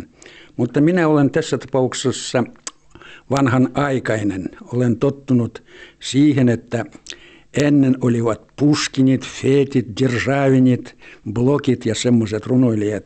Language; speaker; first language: Finnish; early bilingual, heritage; Finnish